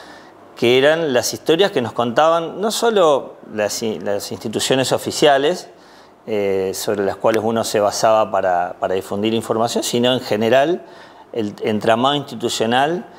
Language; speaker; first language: Spanish; native; Spanish